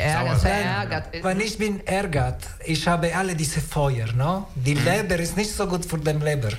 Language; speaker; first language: German; non-native, learner; Italian